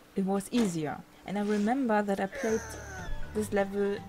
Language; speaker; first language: English; non-native, fluent; German